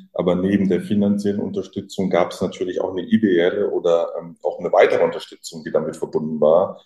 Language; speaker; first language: German; early bilingual, other home language; French